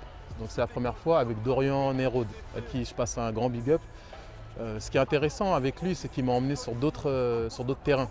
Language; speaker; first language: French; native; French